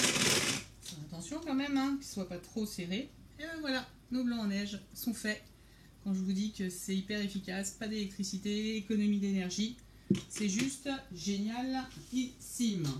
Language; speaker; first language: French; native; French